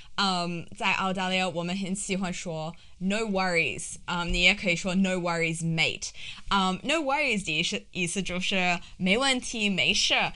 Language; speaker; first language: Chinese; non-native, fluent; English